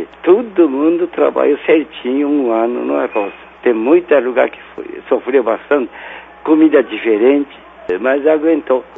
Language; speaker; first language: Portuguese; early bilingual, other home language; Japanese